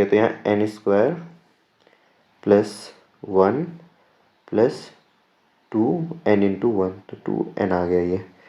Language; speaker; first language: Hindi; native; Hindi